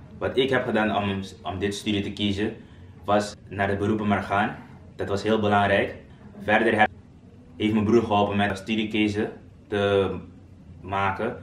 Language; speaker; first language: Dutch; non-native, local second language; Papiamento